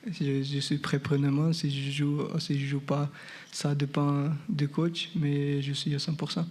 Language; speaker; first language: French; non-native, fluent; Portuguese